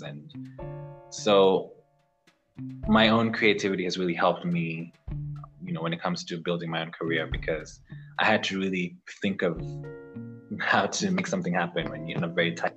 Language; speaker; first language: English; non-native, local second language; Ganda